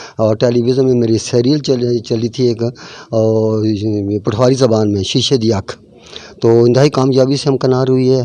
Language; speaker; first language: Urdu; non-native, local second language; Punjabi